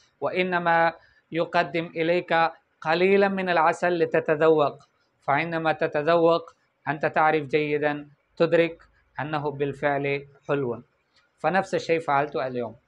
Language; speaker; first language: Arabic; non-native, fluent; Urdu